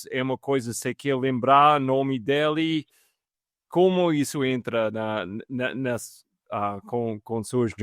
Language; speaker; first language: Portuguese; non-native, fluent; English